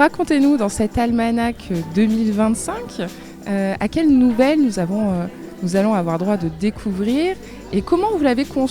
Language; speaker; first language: French; native; French